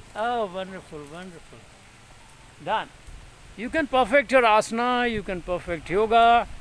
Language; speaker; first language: English; non-native, local second language; Punjabi